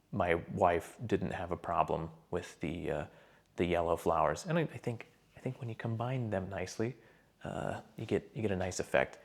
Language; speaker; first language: English; native; English